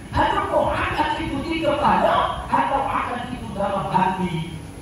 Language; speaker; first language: Malay; non-native, fluent; Arabic